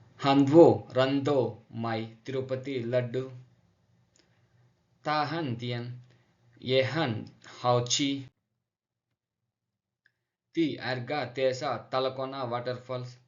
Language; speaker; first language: Chinese; non-native, learner; Telugu